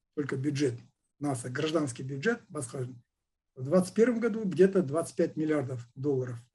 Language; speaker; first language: Russian; non-native, local second language; Kazakh